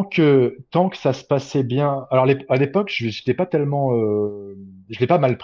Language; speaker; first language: French; native; French